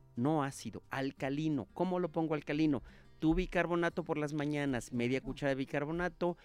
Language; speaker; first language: Spanish; native; Spanish